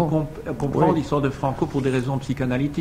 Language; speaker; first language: French; native; French